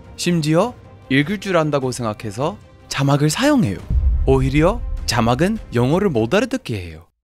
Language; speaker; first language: Korean; non-native, fluent; English